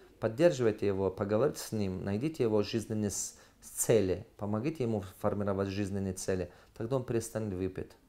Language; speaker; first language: Russian; non-native, local second language; Tajik